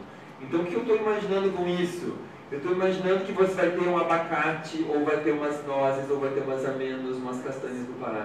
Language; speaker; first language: Portuguese; native; Portuguese